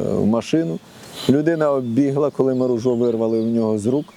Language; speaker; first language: Ukrainian; native; Ukrainian